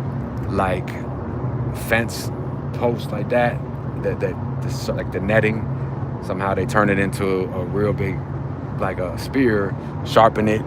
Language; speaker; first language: English; native; English